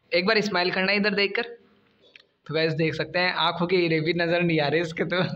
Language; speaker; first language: Hindi; native; Hindi